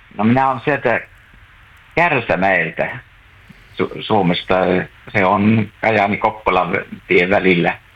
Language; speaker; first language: Finnish; native; Finnish